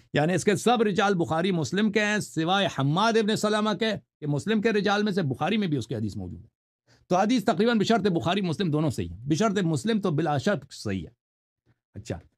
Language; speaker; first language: Urdu; non-native, fluent; Persian